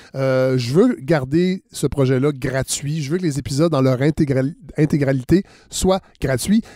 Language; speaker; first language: French; native; French